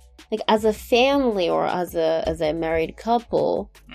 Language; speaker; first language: English; non-native, fluent; Japanese